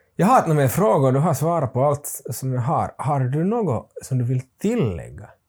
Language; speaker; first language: Swedish; native; Swedish